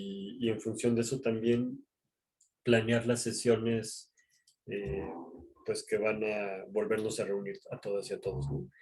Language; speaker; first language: Spanish; native; Spanish